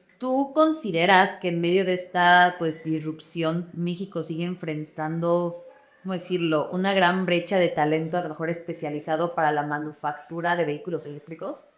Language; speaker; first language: Spanish; native; Spanish